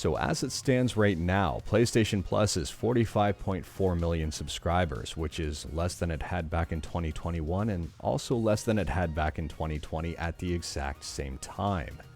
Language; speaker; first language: English; native; English